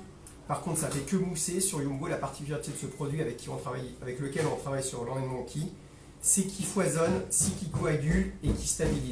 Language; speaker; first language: French; native; French